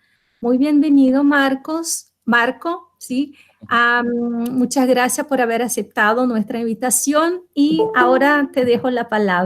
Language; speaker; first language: Spanish; non-native, fluent; Portuguese